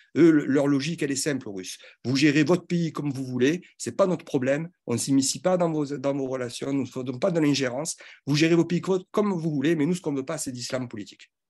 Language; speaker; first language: French; native; French